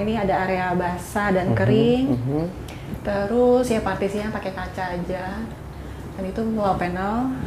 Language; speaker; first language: Indonesian; native; Indonesian